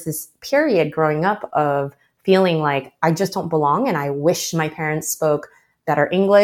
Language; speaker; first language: English; early bilingual, other home language; Chinese